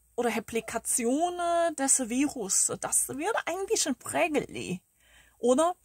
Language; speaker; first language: German; non-native, learner; Korean